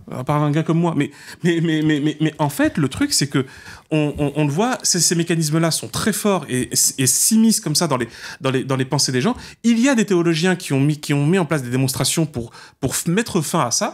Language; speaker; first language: French; native; French